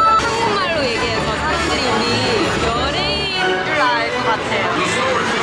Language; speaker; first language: Korean; early bilingual, heritage; English